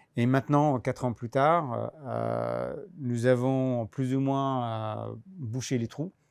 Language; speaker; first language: French; non-native, fluent; English